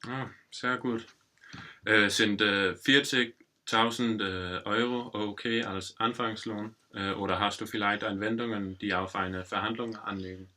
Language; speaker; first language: German; non-native, learner; Danish